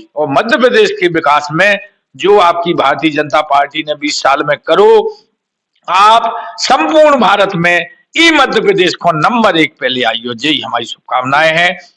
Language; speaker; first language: Hindi; native; Hindi